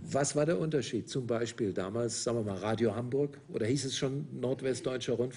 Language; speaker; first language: German; native; German